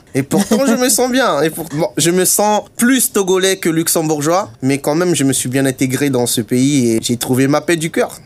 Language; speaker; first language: French; non-native, local second language; Ewe